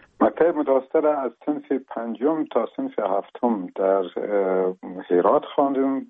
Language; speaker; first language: Persian; non-native, local second language; Pashto